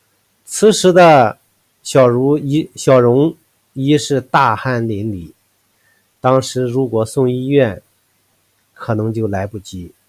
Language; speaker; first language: Chinese; native; Chinese